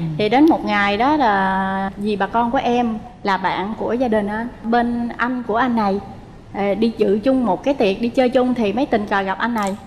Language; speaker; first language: Vietnamese; native; Vietnamese